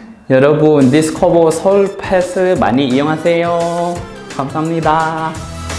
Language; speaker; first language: Korean; non-native, fluent; Lao